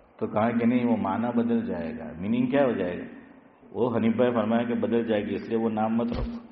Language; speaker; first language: Urdu; non-native, local second language; Gujarati